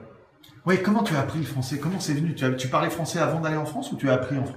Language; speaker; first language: French; native; French